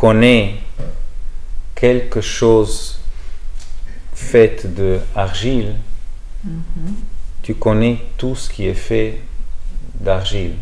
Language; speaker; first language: French; non-native, learner; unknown